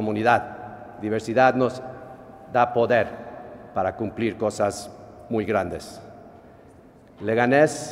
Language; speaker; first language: Spanish; non-native, fluent; English